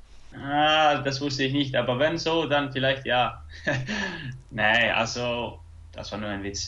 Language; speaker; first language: German; non-native, fluent; Icelandic